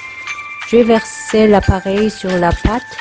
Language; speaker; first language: French; non-native, learner; Korean